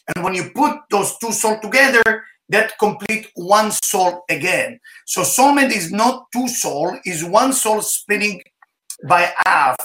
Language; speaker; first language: English; non-native, fluent; Hebrew